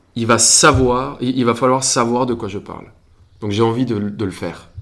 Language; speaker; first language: French; non-native, fluent; Spanish